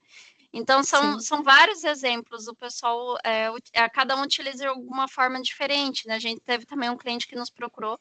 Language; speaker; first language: Portuguese; native; Portuguese